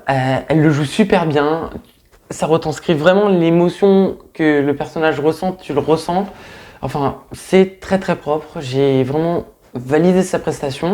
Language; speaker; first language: French; native; French